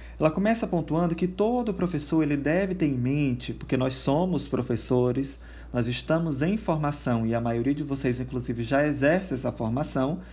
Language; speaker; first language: Portuguese; native; Portuguese